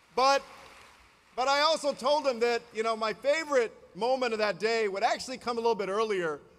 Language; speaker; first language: English; native; English